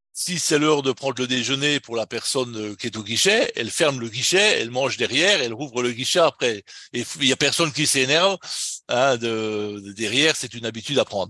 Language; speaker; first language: French; native; French